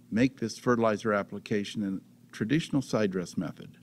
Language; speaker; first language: English; native; English